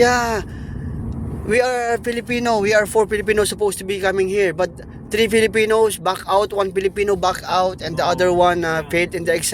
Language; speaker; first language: English; non-native, local second language; Filipino